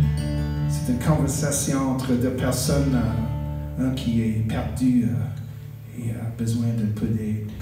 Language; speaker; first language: French; non-native, local second language; English